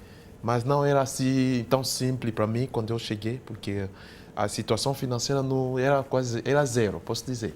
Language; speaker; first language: Portuguese; non-native, fluent; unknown